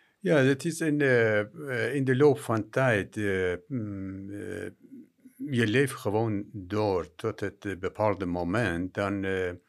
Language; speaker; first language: Dutch; non-native, fluent; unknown